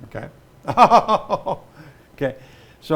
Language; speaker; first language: English; native; English